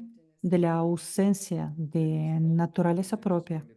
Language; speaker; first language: Spanish; non-native, fluent; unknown